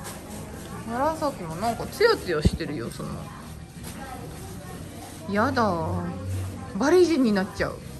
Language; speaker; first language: Japanese; native; Japanese